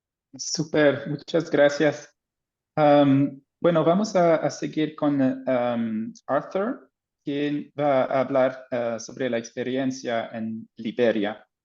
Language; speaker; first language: Spanish; non-native, fluent; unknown